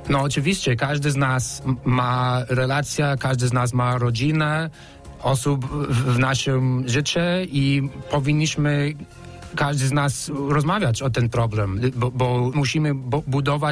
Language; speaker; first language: Polish; non-native, fluent; English